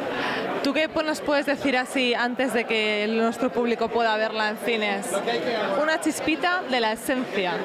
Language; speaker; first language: Spanish; native; Spanish